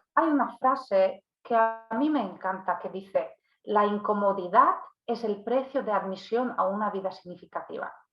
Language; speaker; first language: Spanish; non-native, fluent; Polish